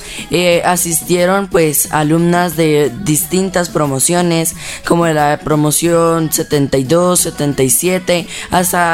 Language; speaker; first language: Spanish; native; Spanish